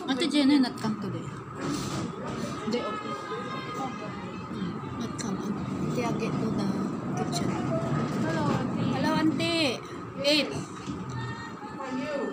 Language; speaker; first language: English; non-native, learner; Filipino